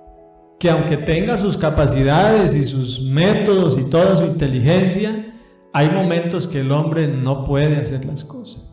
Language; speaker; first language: Spanish; native; Spanish